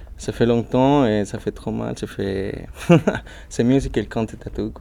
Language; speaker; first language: French; non-native, learner; Spanish